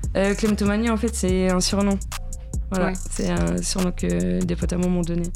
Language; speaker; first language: French; native; French